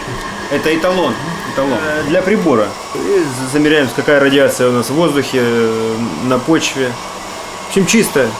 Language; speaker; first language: Russian; native; Russian